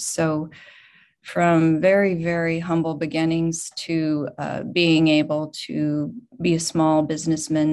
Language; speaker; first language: English; native; English